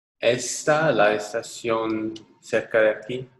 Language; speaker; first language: Spanish; non-native, learner; English